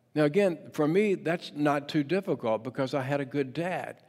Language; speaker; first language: English; native; English